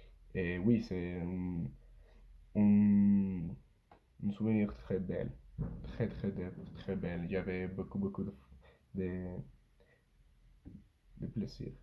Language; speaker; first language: French; non-native, learner; Spanish